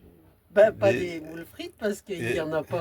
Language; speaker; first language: French; native; French